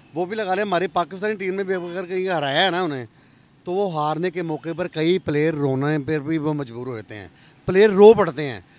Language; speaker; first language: Urdu; native; Urdu